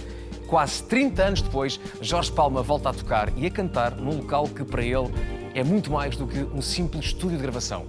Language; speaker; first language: Portuguese; native; Portuguese